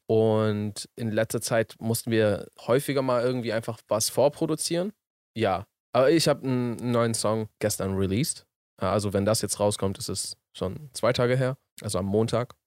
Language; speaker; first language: German; early bilingual, other home language; Persian